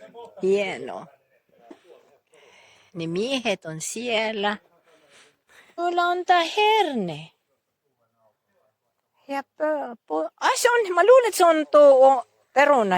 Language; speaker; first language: Finnish; non-native, learner; Filipino